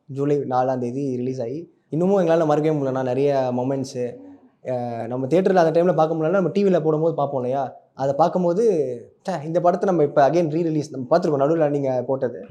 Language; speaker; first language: Tamil; native; Tamil